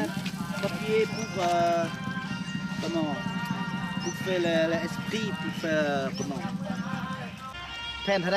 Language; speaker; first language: French; non-native, local second language; Lao